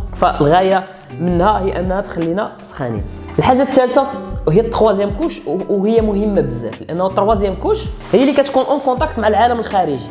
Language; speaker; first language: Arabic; native; Arabic